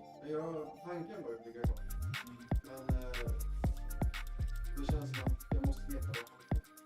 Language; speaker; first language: Swedish; native; Swedish